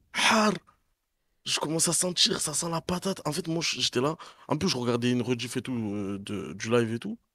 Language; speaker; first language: French; native; French